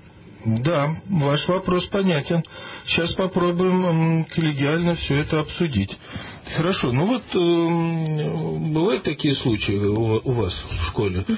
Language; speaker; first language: Russian; native; Russian